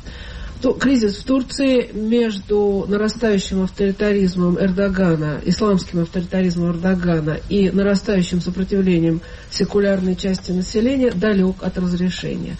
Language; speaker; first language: Russian; native; Russian